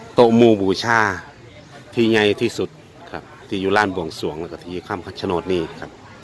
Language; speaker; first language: Thai; native; Thai